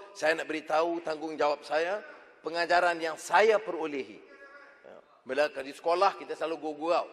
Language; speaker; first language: Malay; native; Malay